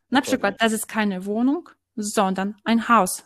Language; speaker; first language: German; non-native, fluent; Polish